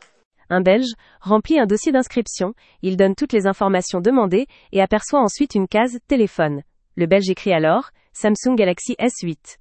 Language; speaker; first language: French; native; French